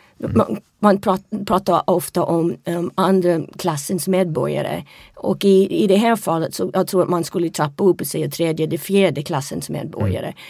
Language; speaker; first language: Swedish; non-native, fluent; English